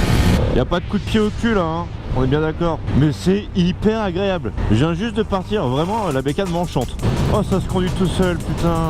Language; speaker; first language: French; native; French